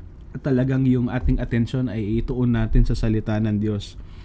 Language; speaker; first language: Filipino; native; Filipino